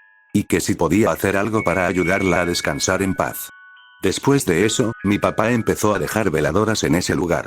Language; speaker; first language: Spanish; native; Spanish